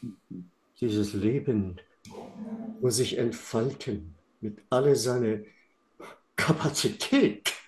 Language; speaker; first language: German; non-native, fluent; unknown